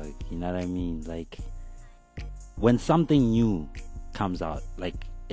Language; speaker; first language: English; non-native, local second language; Southern Sotho